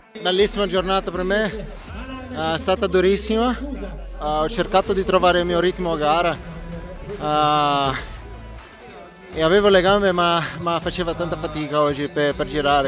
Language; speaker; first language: Italian; non-native, fluent; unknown